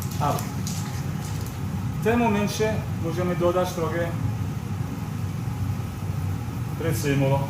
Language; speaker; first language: Polish; non-native, learner; Italian